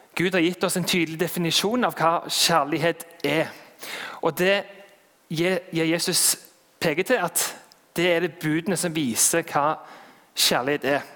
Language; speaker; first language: Norwegian; native; Norwegian